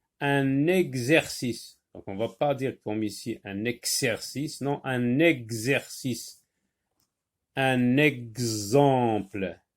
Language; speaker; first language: French; non-native, local second language; Arabic